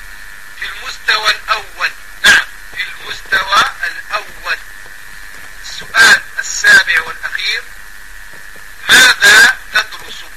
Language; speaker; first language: Arabic; non-native, fluent; French